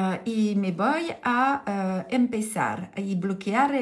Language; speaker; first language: Spanish; non-native, learner; French